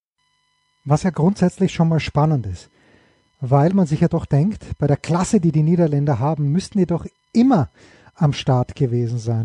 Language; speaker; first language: German; native; German